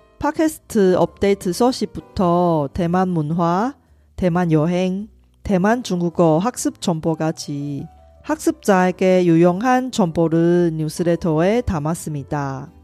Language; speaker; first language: Korean; non-native, fluent; Chinese